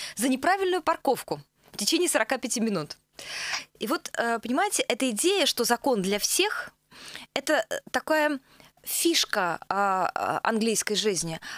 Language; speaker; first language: Russian; native; Russian